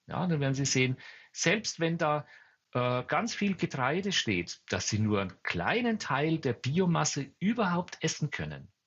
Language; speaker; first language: German; native; German